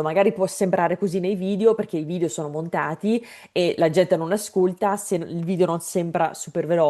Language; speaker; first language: Italian; non-native, fluent; English